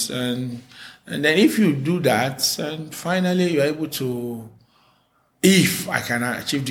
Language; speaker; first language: English; non-native, local second language; Yoruba